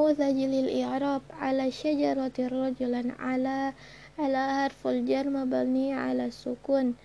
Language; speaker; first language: Arabic; non-native, learner; Indonesian